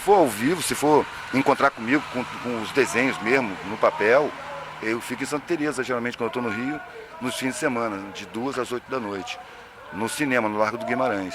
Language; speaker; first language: Portuguese; native; Portuguese